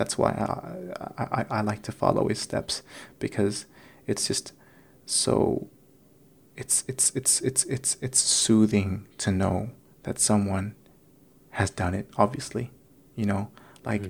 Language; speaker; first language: English; non-native, fluent; Indonesian